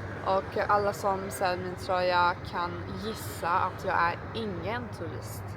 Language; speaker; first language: Swedish; non-native, learner; Turkish